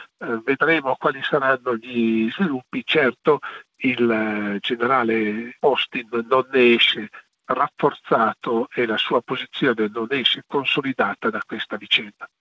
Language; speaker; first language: Italian; native; Italian